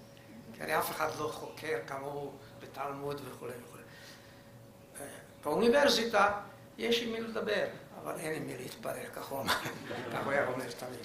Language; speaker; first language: Hebrew; non-native, fluent; Hungarian